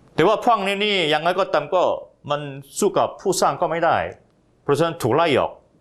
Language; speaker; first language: Thai; non-native, fluent; Korean